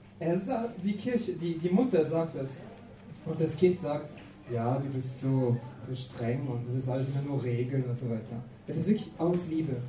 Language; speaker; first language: German; non-native, fluent; French